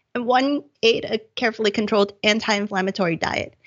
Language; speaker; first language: English; non-native, local second language; Cantonese